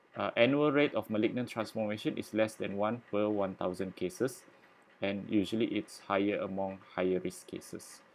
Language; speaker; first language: English; non-native, local second language; Malay